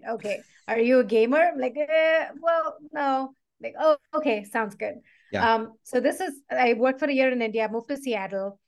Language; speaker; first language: English; non-native, local second language; Tamil